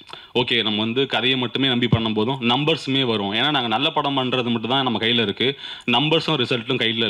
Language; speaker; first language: Tamil; native; Tamil